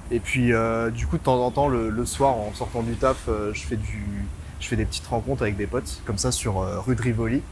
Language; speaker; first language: French; native; French